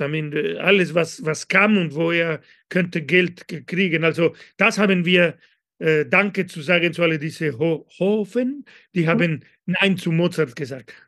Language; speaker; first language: German; non-native, fluent; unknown